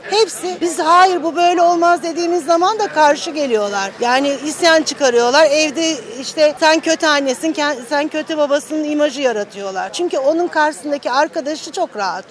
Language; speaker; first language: Turkish; native; Turkish